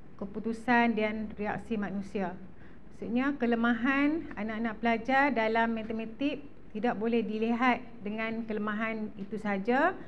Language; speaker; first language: Malay; native; Malay